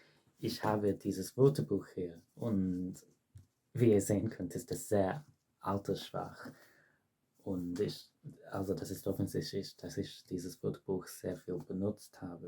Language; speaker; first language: German; non-native, fluent; English